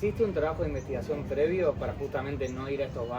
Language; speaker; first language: Spanish; native; Spanish